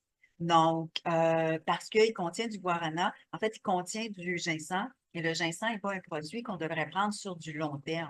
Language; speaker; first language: French; native; French